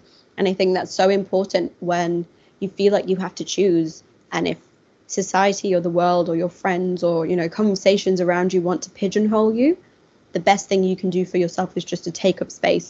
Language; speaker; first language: English; native; English